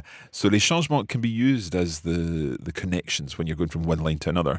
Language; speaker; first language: English; native; English